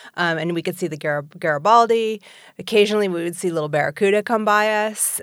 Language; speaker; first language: English; native; English